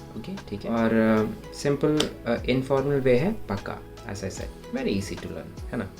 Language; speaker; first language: Hindi; non-native, local second language; Malayalam